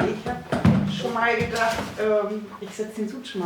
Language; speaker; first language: German; native; German